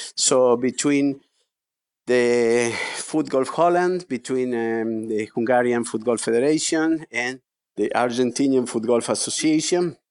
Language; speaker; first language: English; non-native, fluent; Spanish